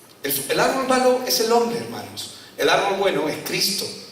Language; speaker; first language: Spanish; native; Spanish